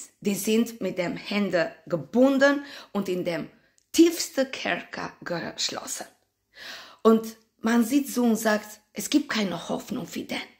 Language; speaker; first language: German; non-native, fluent; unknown